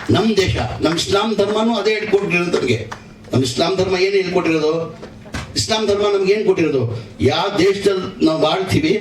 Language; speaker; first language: Kannada; non-native, local second language; Urdu